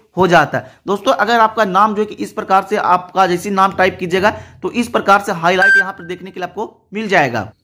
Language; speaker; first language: Hindi; native; Hindi